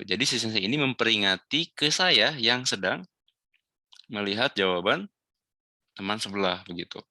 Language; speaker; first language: Indonesian; native; Indonesian